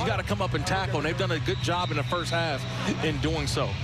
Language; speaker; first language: English; native; English